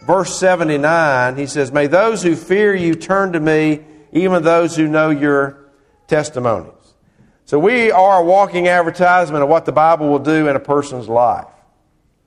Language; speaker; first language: English; native; English